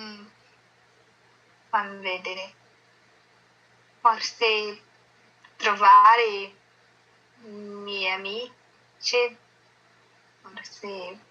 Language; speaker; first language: Italian; non-native, learner; Portuguese